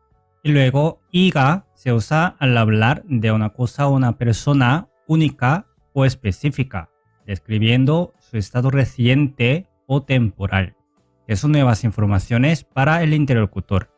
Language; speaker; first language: Spanish; non-native, fluent; Korean